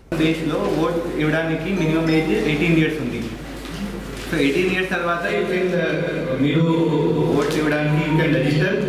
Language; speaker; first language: Telugu; non-native, learner; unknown